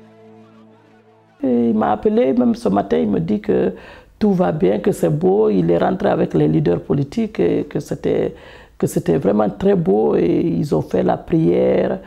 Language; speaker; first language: French; non-native, local second language; Fula